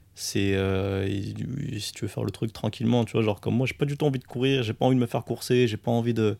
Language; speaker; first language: French; early bilingual, other home language; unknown